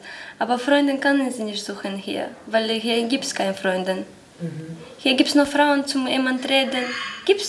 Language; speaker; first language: German; non-native, learner; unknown